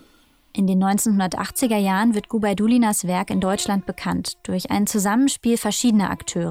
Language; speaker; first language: German; native; German